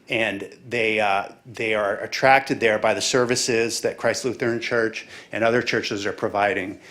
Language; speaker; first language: English; native; English